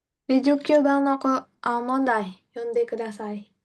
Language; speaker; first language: Japanese; non-native, fluent; Indonesian